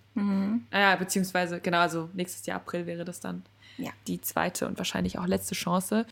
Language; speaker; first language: German; native; German